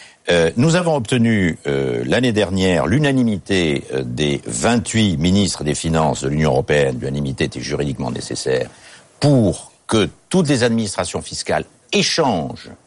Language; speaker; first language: French; native; French